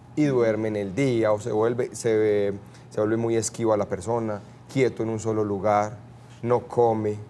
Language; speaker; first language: Spanish; native; Spanish